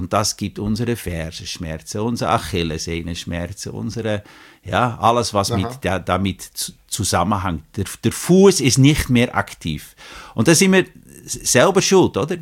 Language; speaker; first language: German; native; German